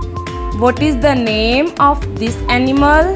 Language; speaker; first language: English; non-native, local second language; Hindi